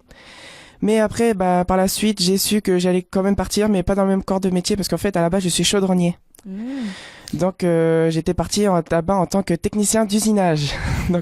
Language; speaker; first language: French; native; French